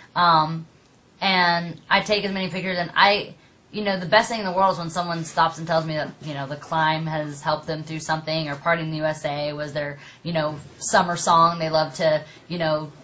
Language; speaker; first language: English; native; English